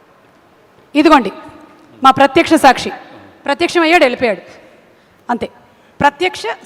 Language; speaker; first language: Telugu; native; Telugu